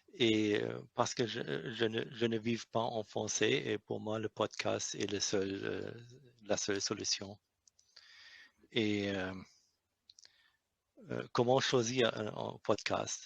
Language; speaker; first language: French; non-native, learner; German